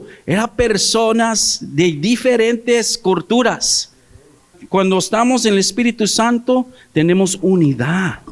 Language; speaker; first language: Spanish; early bilingual, heritage; English